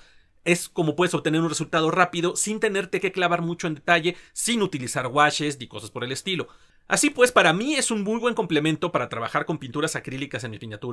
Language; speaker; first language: Spanish; native; Spanish